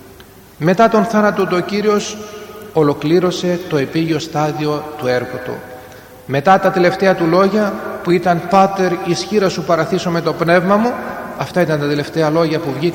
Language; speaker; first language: Greek; native; Greek